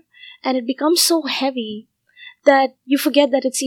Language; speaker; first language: English; non-native, local second language; Hindi